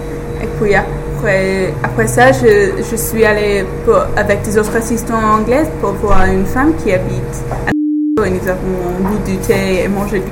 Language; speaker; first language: French; non-native, learner; English